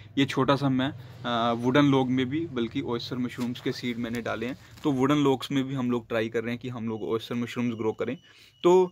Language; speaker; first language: Hindi; non-native, local second language; Punjabi